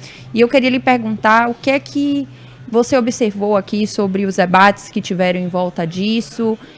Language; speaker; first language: Portuguese; native; Portuguese